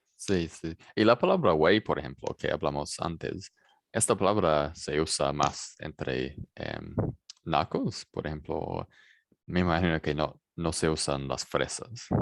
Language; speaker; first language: Spanish; non-native, fluent; English